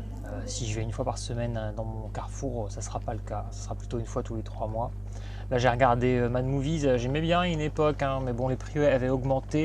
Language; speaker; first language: French; native; French